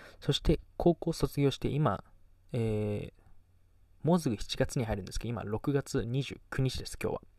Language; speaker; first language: Japanese; native; Japanese